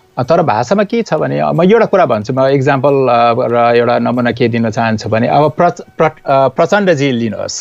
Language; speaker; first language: Nepali; non-native, local second language; Newari